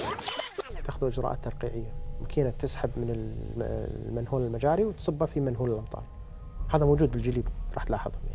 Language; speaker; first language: Arabic; native; Arabic